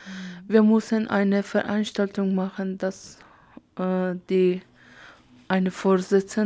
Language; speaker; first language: German; non-native, learner; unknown